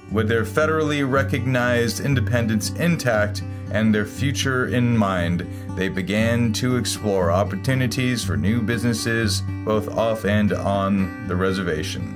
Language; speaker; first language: English; native; English